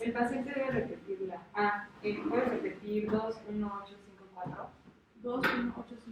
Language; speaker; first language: Spanish; native; Spanish